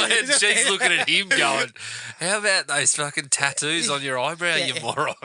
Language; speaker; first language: English; native; English